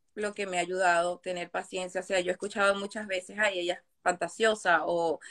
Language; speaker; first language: Spanish; native; Spanish